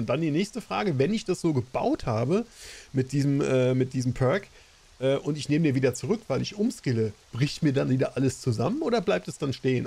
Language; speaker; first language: German; native; German